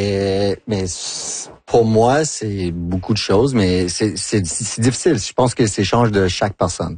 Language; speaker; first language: French; non-native, local second language; English